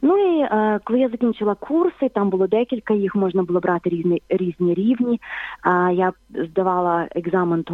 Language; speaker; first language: Ukrainian; native; Ukrainian